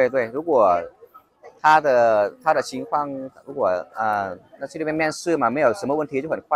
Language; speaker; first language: Chinese; non-native, fluent; Vietnamese